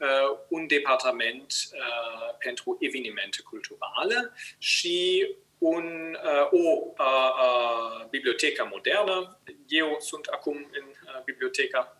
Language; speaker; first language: Romanian; non-native, learner; German